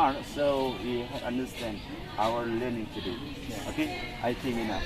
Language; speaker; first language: English; non-native, learner; Indonesian